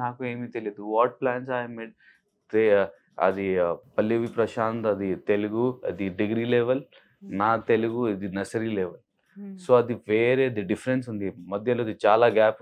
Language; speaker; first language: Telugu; non-native, learner; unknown